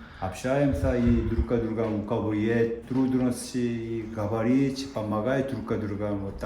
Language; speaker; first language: Russian; non-native, learner; Korean